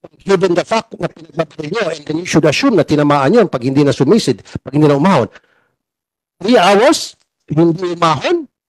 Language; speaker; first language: Filipino; native; Filipino